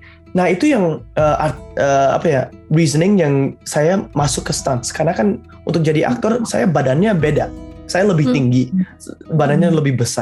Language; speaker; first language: Indonesian; early bilingual, heritage; Indonesian